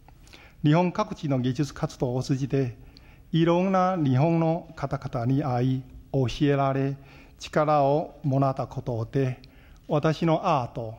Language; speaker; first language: Japanese; non-native, fluent; Chinese